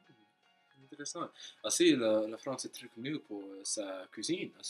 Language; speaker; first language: French; non-native, learner; English